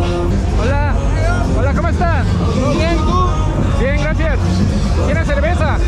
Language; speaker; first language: Spanish; non-native, learner; Korean